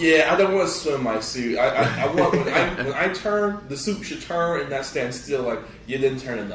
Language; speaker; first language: English; native; English